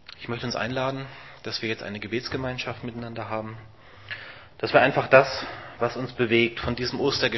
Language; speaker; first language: German; native; German